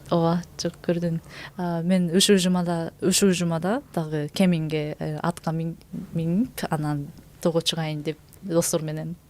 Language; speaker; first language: Kyrgyz; non-native, learner; Japanese